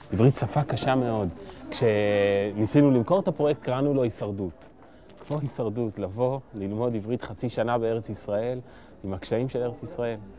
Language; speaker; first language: Hebrew; native; Hebrew